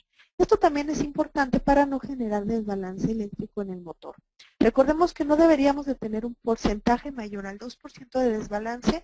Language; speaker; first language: Spanish; native; Spanish